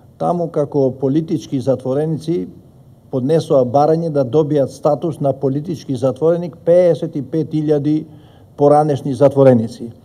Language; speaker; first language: Macedonian; non-native, local second language; Albanian